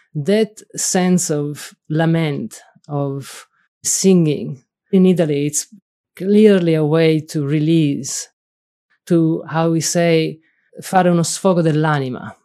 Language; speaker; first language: English; non-native, fluent; Italian